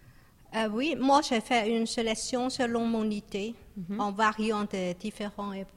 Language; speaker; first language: French; non-native, learner; Chinese